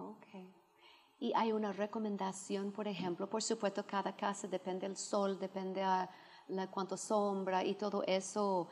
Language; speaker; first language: Spanish; non-native, fluent; English